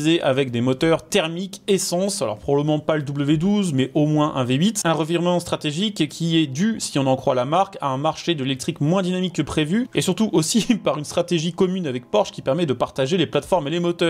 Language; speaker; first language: French; native; French